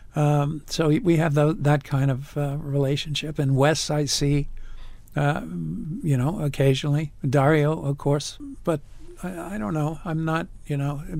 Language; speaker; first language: English; native; English